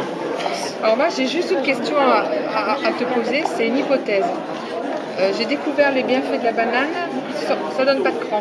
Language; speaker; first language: French; native; French